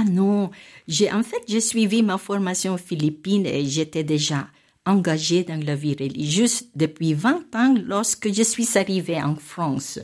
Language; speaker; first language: French; non-native, fluent; Filipino